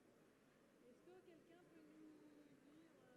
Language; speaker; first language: French; native; French